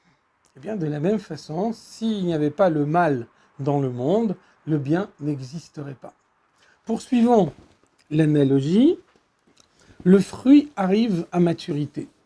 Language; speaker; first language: French; native; French